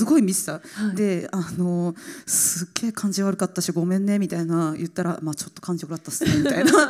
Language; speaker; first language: Japanese; native; Japanese